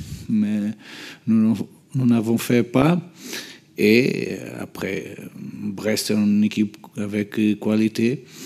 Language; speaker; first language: French; non-native, learner; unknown